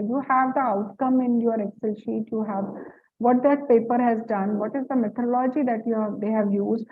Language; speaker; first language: English; non-native, local second language; Hindi